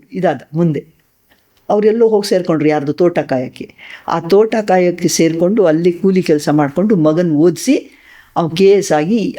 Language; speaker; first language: Kannada; non-native, local second language; Lambadi